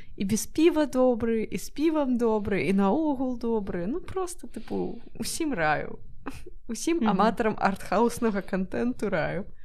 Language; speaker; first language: Belarusian; non-native, local second language; Russian